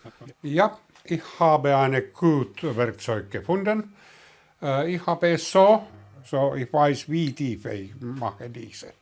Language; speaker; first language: German; non-native, learner; Finnish